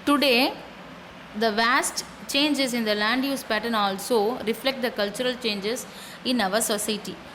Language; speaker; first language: English; non-native, local second language; Tamil